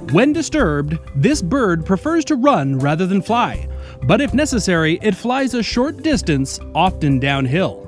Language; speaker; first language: English; native; English